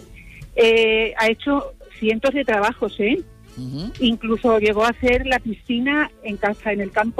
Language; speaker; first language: Spanish; native; Spanish